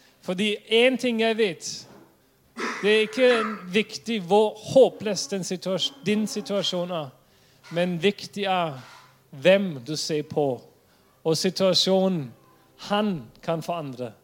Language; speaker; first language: Norwegian; non-native, fluent; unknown